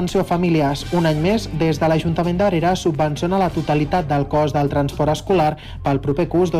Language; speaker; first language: Catalan; native; Catalan